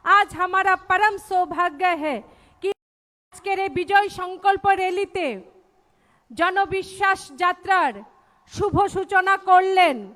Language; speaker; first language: Hindi; non-native, local second language; Bangla